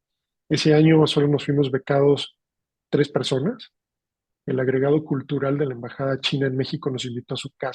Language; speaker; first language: Spanish; native; Spanish